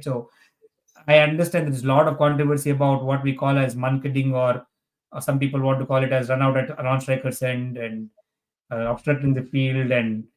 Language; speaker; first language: English; non-native, local second language; Hindi